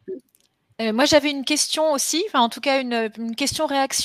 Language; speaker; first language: French; native; French